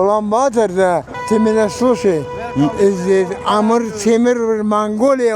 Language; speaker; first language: Russian; non-native, local second language; Uzbek